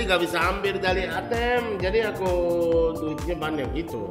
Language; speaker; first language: Indonesian; non-native, fluent; Japanese